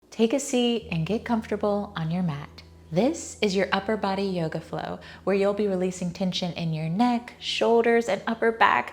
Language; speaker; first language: English; native; English